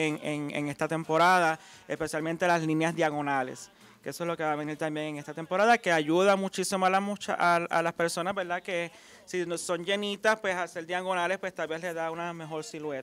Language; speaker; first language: Spanish; native; Spanish